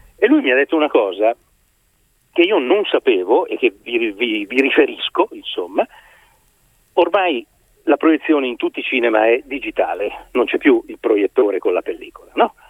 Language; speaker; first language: Italian; native; Italian